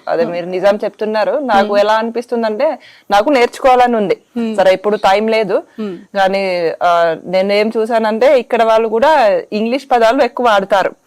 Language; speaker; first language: Telugu; non-native, fluent; Finnish